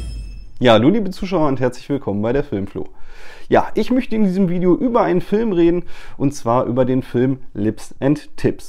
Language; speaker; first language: German; native; German